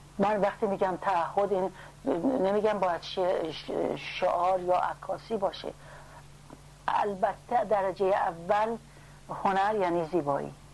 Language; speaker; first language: Persian; native; Persian